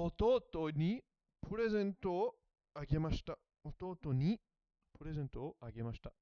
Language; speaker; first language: Japanese; non-native, learner; English